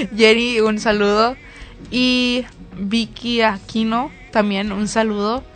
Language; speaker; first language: Spanish; early bilingual, heritage; Spanish